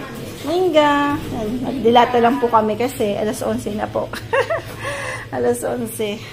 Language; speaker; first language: Filipino; native; Filipino